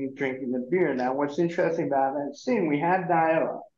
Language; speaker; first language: English; native; English